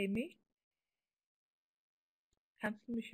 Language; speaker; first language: German; non-native, fluent; Greek